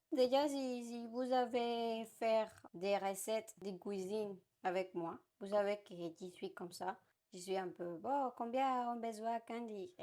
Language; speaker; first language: French; non-native, learner; Spanish